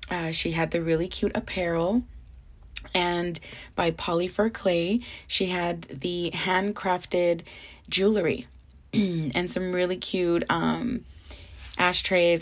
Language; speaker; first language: English; early bilingual, other home language; Spanish